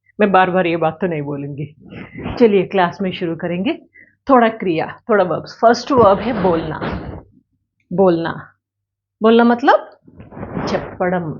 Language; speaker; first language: Hindi; native; Hindi